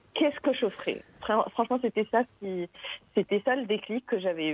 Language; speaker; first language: French; non-native, local second language; Arabic